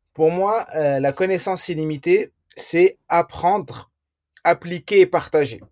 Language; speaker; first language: French; early bilingual, other home language; Riffian